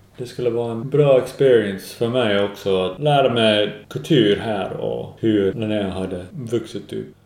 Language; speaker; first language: Swedish; non-native, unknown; English